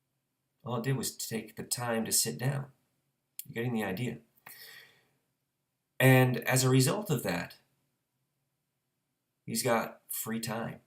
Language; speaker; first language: English; native; English